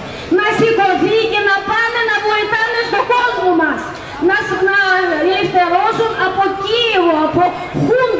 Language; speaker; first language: Greek; non-native, fluent; Russian